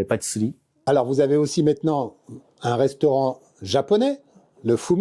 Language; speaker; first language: French; native; French